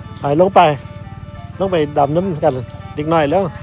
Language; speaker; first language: Thai; native; Thai